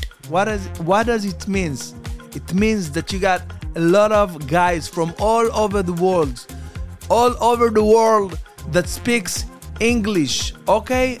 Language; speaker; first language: English; non-native, learner; Hebrew